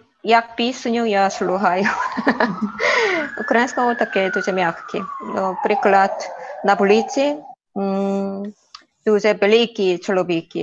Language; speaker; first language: Ukrainian; non-native, learner; Korean